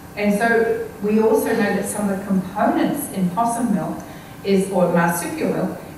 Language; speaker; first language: English; native; English